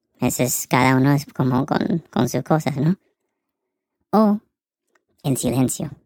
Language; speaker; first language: Spanish; early bilingual, heritage; Spanish